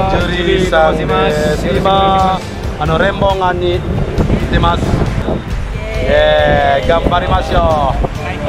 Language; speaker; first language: Japanese; non-native, learner; Indonesian